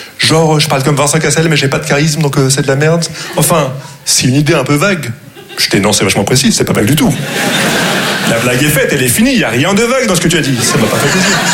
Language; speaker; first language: French; non-native, local second language; Arabic